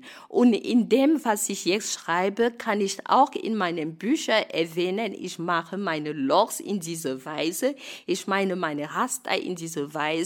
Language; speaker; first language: German; non-native, fluent; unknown